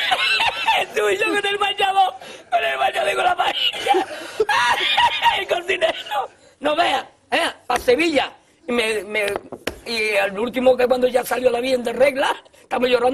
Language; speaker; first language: Spanish; native; Spanish